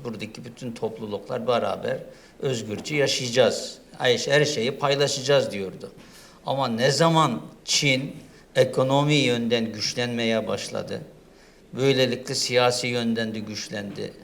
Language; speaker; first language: Turkish; non-native, fluent; Uyghur